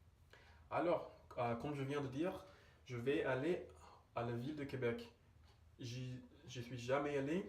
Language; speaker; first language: French; non-native, fluent; English